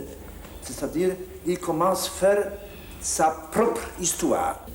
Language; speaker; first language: French; non-native, fluent; Polish